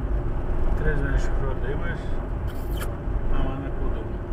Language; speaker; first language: Bulgarian; native; Bulgarian